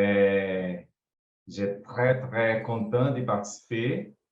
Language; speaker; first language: French; non-native, learner; Portuguese